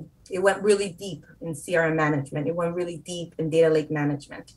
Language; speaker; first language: English; non-native, fluent; Spanish